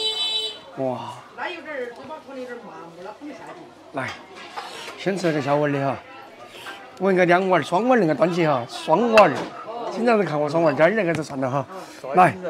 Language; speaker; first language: Chinese; native; Chinese